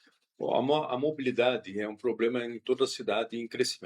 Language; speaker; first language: Portuguese; native; Portuguese